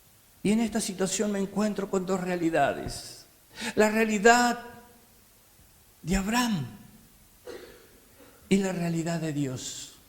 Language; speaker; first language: Spanish; native; Spanish